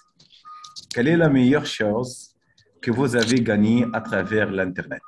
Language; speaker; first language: French; non-native, fluent; Arabic